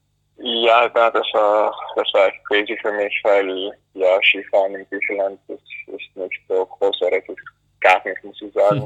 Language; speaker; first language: German; non-native, fluent; English